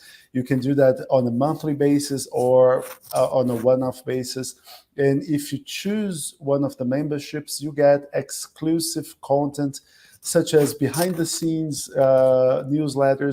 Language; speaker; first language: English; non-native, fluent; Portuguese